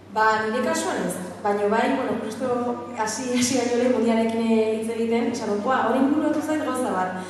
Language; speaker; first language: Basque; non-native, local second language; Spanish